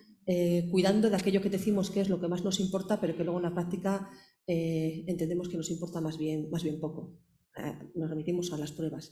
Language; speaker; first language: Spanish; native; Spanish